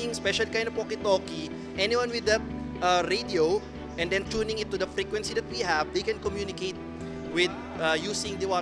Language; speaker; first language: English; non-native, local second language; Filipino